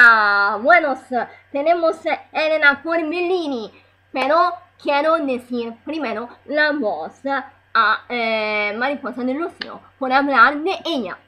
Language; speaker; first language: Spanish; non-native, learner; Italian